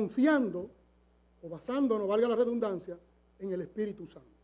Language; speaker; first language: Spanish; native; Spanish